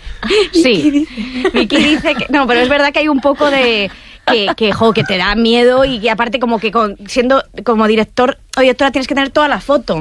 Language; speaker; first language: Spanish; native; Spanish